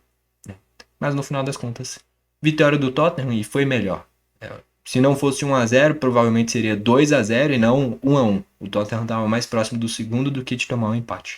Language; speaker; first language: Portuguese; native; Portuguese